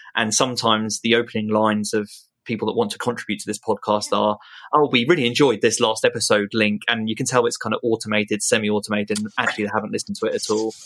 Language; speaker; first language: English; native; English